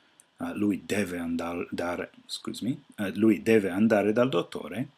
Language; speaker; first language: Italian; non-native, fluent; English